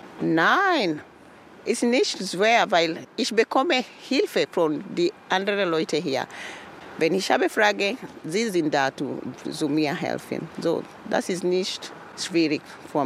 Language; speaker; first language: German; non-native, learner; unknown